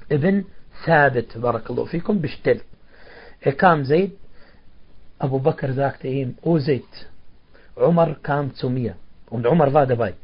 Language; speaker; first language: German; non-native, fluent; Arabic